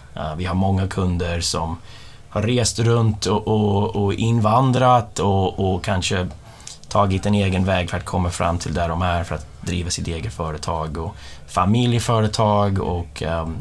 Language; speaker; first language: Swedish; non-native, fluent; English